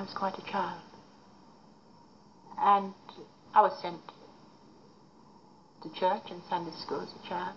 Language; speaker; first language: English; native; English